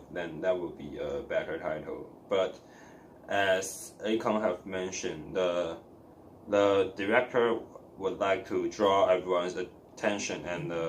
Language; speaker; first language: English; non-native, learner; Chinese